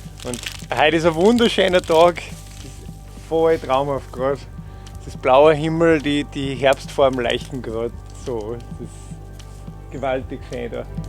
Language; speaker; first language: German; native; German